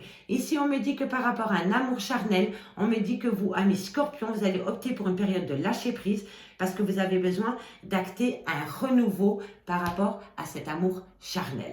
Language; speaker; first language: French; native; French